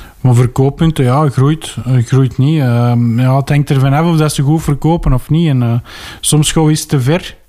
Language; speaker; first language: Dutch; native; Dutch